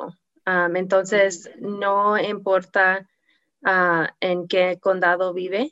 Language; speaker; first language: Spanish; non-native, learner; English